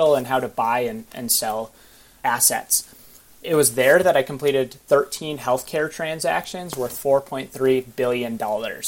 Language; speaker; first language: English; native; English